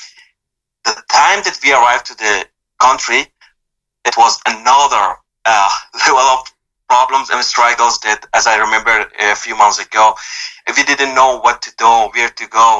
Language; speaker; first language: English; non-native, fluent; Persian